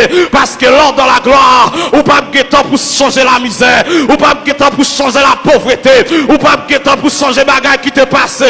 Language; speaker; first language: French; non-native, local second language; Haitian Creole